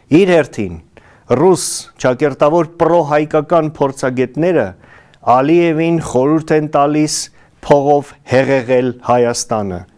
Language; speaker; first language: Armenian; native; Armenian